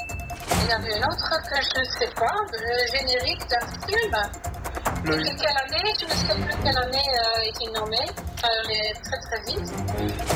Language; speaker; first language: French; non-native, learner; Dutch